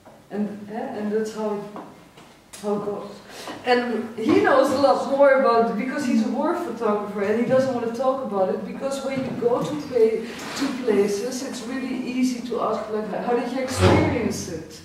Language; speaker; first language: English; non-native, fluent; Dutch